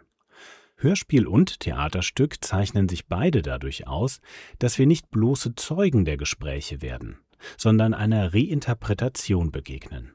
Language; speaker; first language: German; native; German